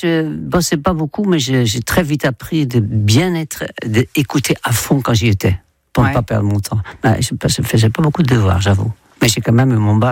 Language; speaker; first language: French; non-native, fluent; Dutch